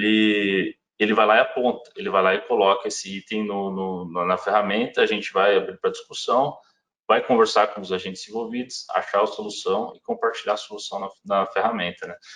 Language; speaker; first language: Portuguese; native; Portuguese